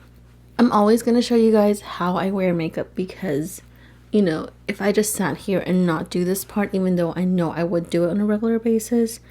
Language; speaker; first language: English; native; English